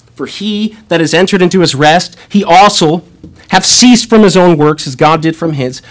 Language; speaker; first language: English; native; English